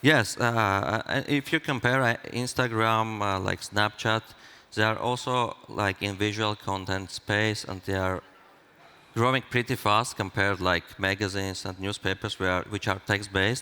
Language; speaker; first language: English; non-native, fluent; Armenian